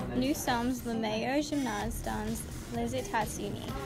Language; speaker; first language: French; non-native, learner; English